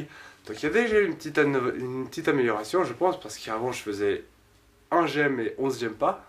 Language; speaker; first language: French; native; French